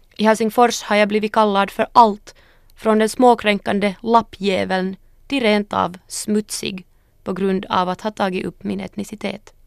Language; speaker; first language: Swedish; early bilingual, other home language; Northern Sami